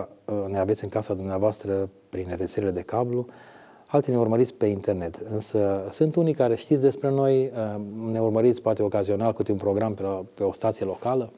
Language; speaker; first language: Romanian; native; Romanian